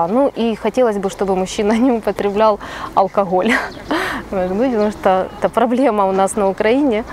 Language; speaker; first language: Russian; native; Russian